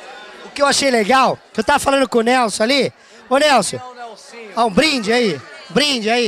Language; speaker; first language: Portuguese; native; Portuguese